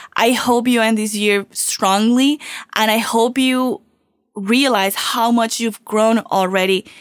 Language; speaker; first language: English; non-native, fluent; Spanish